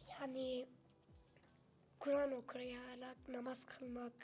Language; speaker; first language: Turkish; early bilingual, other home language; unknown